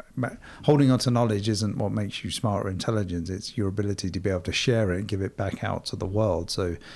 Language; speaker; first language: English; native; English